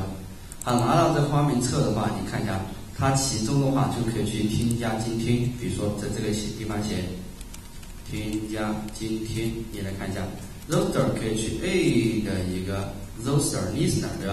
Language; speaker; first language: Chinese; native; Chinese